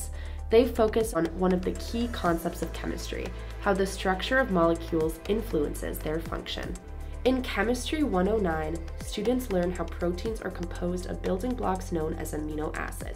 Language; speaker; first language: English; native; English